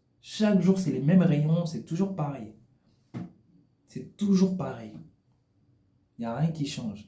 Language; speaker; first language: French; native; French